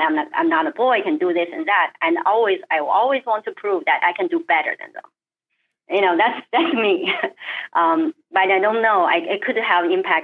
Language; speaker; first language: English; non-native, fluent; Chinese